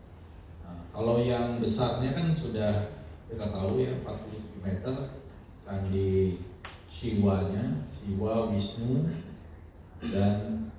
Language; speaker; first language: Indonesian; native; Indonesian